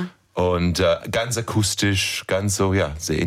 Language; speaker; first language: German; non-native, learner; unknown